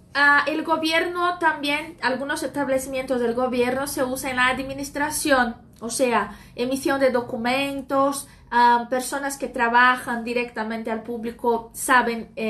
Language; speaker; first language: Spanish; non-native, fluent; Portuguese